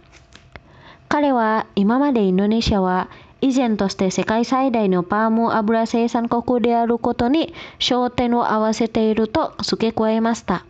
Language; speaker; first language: Japanese; non-native, fluent; Indonesian